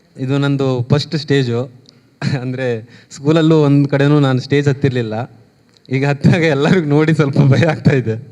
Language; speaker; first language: Kannada; native; Kannada